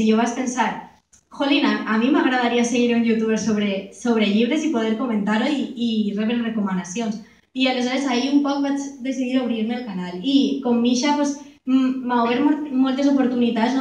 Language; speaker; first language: Catalan; non-native, local second language; Spanish